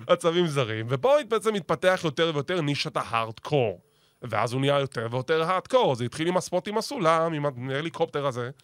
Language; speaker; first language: Hebrew; native; Hebrew